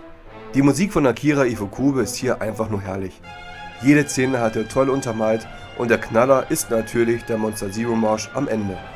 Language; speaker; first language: German; native; German